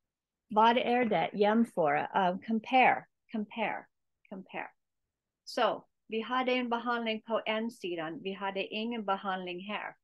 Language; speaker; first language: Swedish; non-native, learner; English